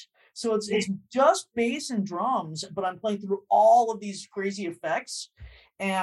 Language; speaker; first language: English; native; English